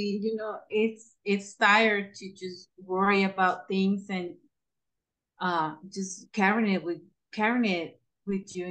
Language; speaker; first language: English; non-native, fluent; Spanish